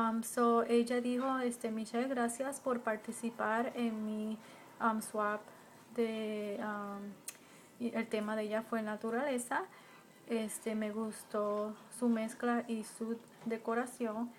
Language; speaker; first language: Spanish; early bilingual, heritage; Spanish